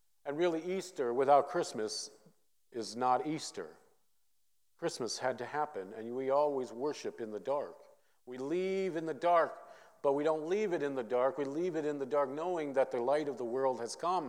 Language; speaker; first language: English; early bilingual, other home language; Vietnamese